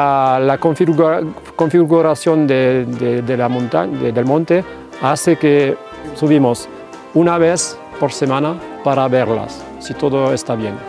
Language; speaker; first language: Spanish; non-native, fluent; French